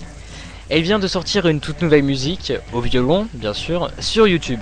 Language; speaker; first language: French; native; French